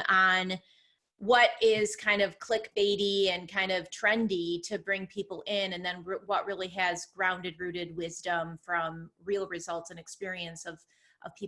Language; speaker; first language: English; native; English